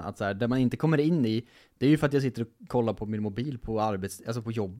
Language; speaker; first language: Swedish; native; Swedish